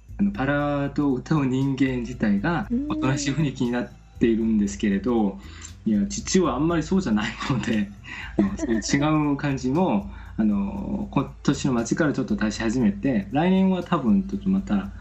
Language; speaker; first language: Japanese; non-native, fluent; Korean